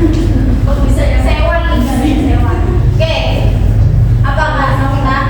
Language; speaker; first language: Indonesian; native; Indonesian